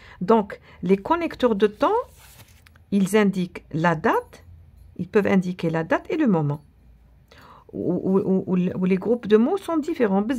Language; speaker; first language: French; non-native, local second language; Arabic